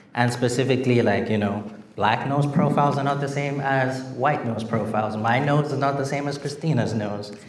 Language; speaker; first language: English; non-native, local second language; Shona